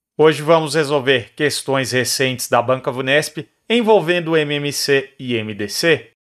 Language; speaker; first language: Portuguese; native; Portuguese